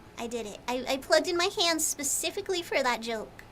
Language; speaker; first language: English; native; English